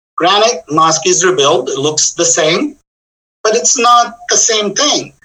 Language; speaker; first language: English; non-native, fluent; Bosnian